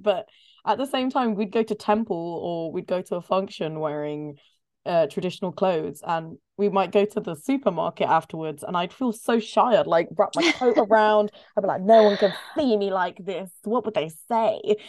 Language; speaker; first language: English; native; English